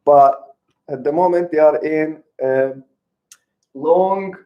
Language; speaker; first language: English; non-native, fluent; Azerbaijani